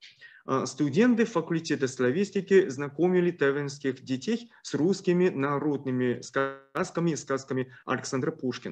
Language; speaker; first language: Russian; non-native, fluent; Chinese